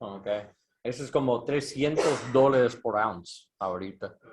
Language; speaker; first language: Spanish; non-native, learner; English